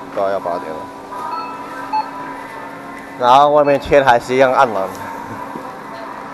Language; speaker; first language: Chinese; native; Chinese